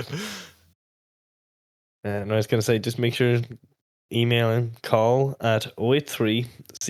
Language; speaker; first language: English; native; English